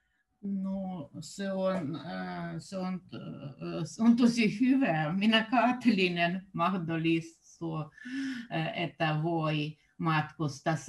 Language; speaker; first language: Finnish; non-native, learner; Russian